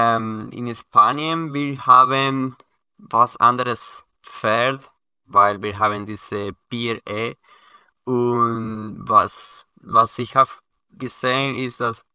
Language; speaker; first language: German; non-native, learner; Spanish